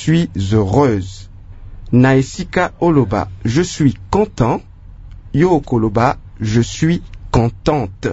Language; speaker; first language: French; non-native, local second language; Lingala